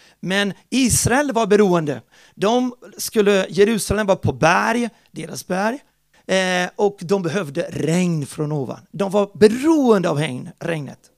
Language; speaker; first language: Swedish; non-native, fluent; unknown